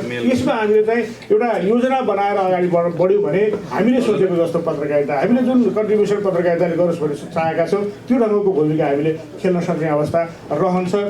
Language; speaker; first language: Nepali; native; Nepali